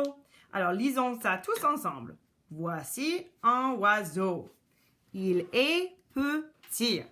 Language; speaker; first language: French; non-native, local second language; English